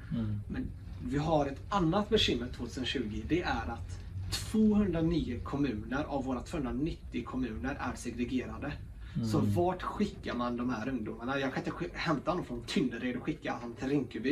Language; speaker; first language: Swedish; early bilingual, other home language; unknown